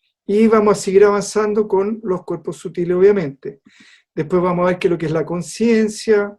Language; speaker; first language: Spanish; native; Spanish